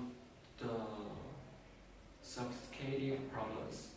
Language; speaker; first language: English; non-native, learner; Chinese